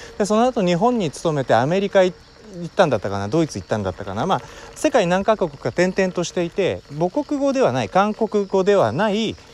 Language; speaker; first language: Japanese; native; Japanese